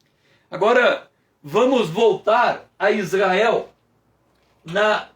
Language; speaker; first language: Portuguese; native; Portuguese